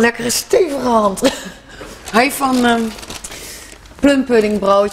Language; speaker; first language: Dutch; native; Dutch